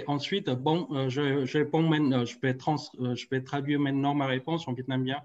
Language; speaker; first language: French; non-native, fluent; Vietnamese